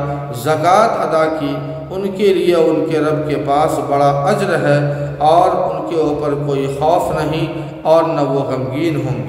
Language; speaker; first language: Urdu; native; Urdu